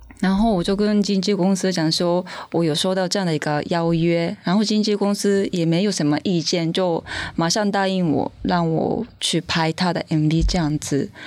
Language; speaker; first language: Chinese; non-native, fluent; Japanese